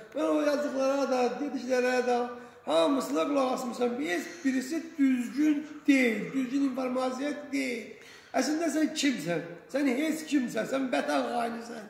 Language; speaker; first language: Azerbaijani; native; Azerbaijani